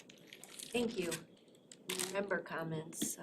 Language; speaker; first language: English; native; English